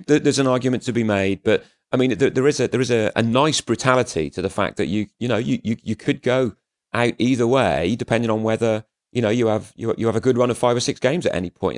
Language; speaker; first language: English; native; English